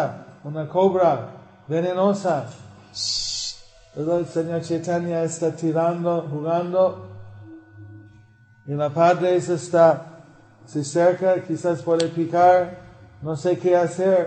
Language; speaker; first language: Spanish; non-native, fluent; English